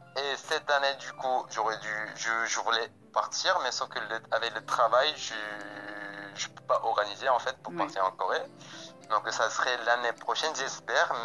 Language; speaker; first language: French; non-native, fluent; Korean